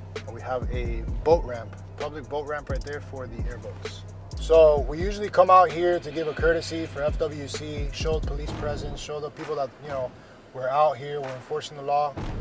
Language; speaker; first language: English; early bilingual, other home language; Spanish